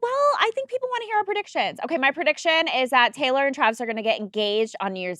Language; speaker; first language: English; native; English